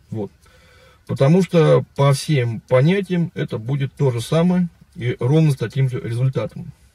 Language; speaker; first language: Russian; native; Russian